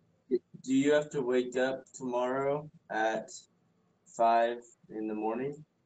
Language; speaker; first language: English; native; English